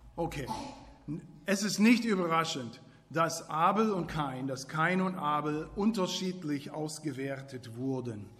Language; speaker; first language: German; non-native, fluent; English